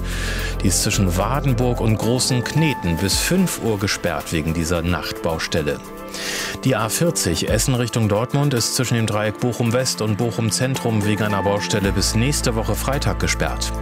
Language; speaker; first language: German; native; German